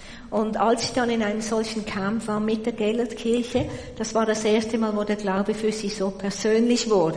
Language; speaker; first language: German; native; German